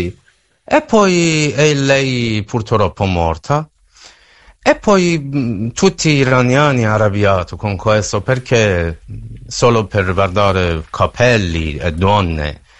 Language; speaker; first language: Italian; non-native, learner; Persian